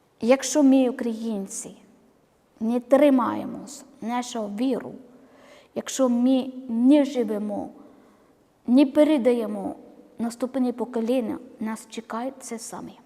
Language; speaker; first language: Ukrainian; non-native, learner; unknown